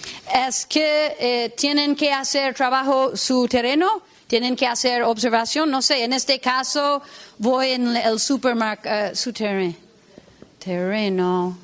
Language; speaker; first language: Spanish; non-native, fluent; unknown